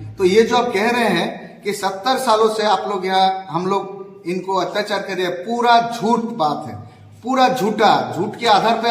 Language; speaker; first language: Hindi; non-native, local second language; Bangla